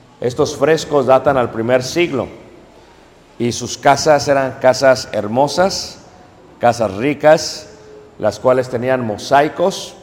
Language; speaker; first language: Spanish; native; Spanish